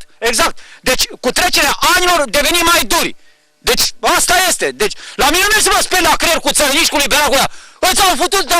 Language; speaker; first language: Romanian; native; Romanian